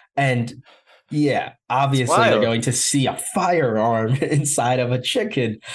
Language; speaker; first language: English; native; English